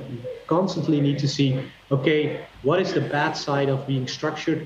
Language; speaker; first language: English; non-native, fluent; Dutch